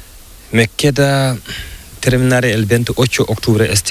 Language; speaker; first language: Spanish; non-native, learner; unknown